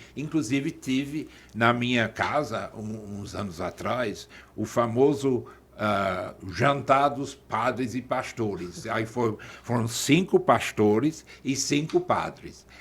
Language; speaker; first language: Portuguese; non-native, fluent; English